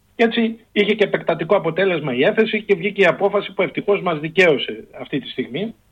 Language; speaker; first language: Greek; native; Greek